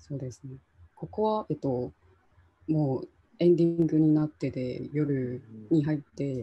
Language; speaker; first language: Japanese; non-native, local second language; Chinese